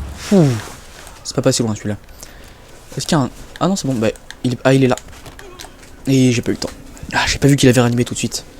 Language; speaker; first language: French; native; French